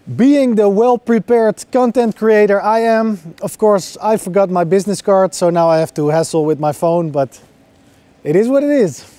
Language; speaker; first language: English; non-native, fluent; Dutch